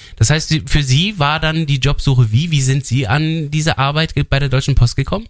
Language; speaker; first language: German; native; German